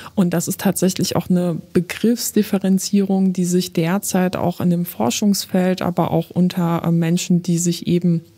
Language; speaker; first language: German; non-native, fluent; Polish